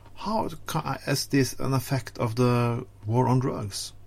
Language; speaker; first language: English; non-native, fluent; Norwegian